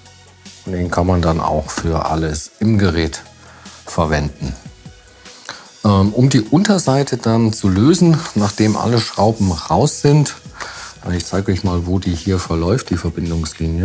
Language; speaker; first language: German; native; German